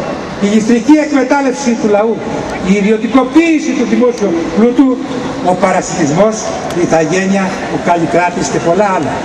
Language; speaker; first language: Greek; native; Greek